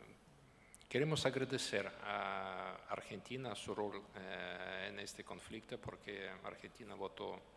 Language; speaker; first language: Spanish; non-native, fluent; Ukrainian